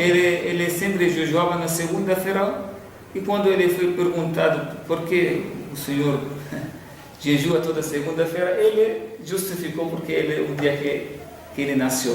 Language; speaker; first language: Portuguese; non-native, fluent; Arabic